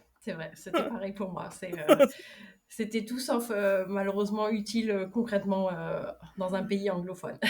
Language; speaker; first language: French; native; French